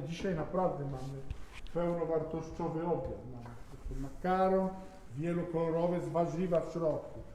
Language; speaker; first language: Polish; non-native, learner; Italian